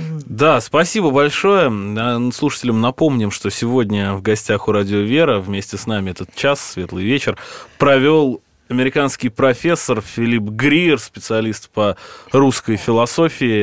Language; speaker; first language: Russian; native; Russian